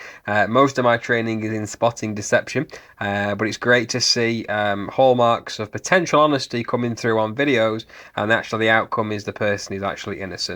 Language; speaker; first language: English; native; English